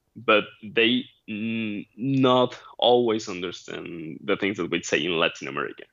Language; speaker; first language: English; non-native, fluent; Spanish